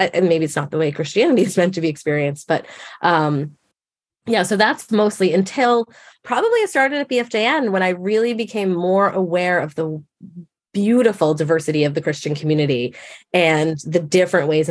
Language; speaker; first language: English; native; English